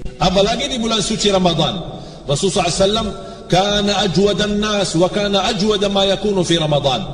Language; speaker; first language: Malay; non-native, fluent; Arabic